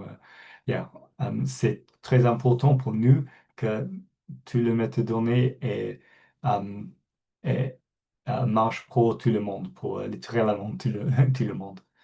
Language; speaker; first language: French; non-native, fluent; English